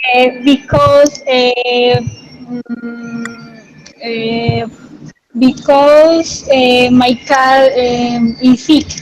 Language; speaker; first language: English; non-native, learner; Spanish